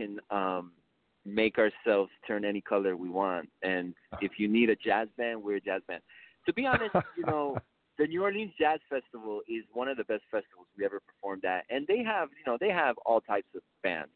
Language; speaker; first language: English; early bilingual, other home language; Spanish